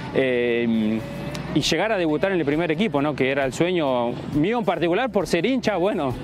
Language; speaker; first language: Spanish; native; Spanish